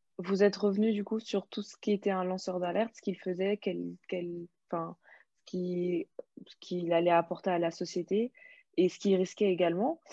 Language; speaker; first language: French; native; French